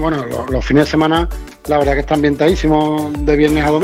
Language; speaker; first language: Spanish; native; Spanish